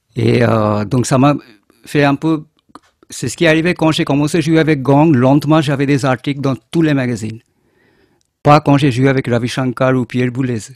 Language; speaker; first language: French; non-native, fluent; Bangla